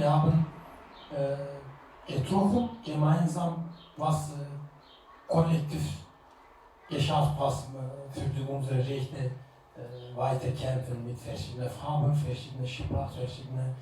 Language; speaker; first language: German; non-native, learner; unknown